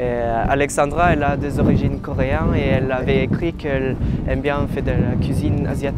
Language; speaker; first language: French; non-native, fluent; Norwegian